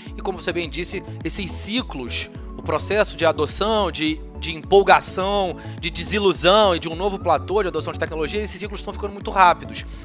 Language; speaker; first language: Portuguese; native; Portuguese